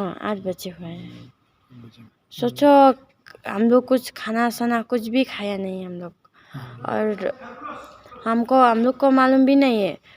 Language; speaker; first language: Hindi; non-native, local second language; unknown